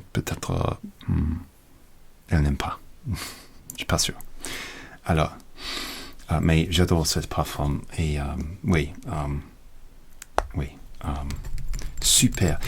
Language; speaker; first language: French; non-native, learner; English